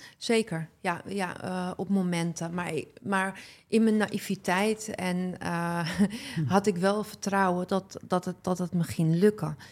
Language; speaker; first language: Dutch; early bilingual, other home language; Arabic